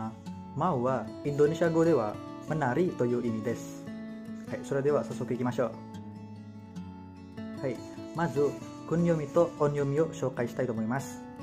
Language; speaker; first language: Japanese; non-native, learner; Indonesian